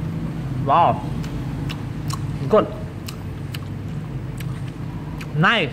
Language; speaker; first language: English; non-native, learner; Khmer